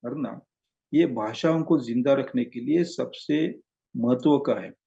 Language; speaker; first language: Hindi; non-native, local second language; Marathi